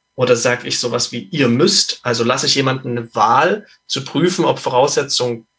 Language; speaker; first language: German; native; German